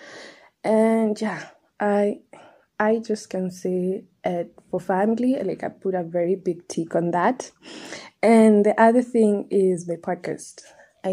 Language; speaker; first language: English; non-native, local second language; Swahili